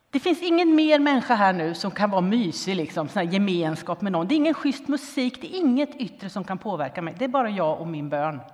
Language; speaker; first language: Swedish; native; Swedish